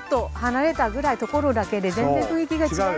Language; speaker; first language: Japanese; non-native, fluent; Vietnamese